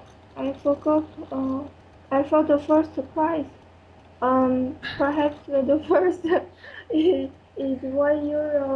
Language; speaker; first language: English; non-native, learner; French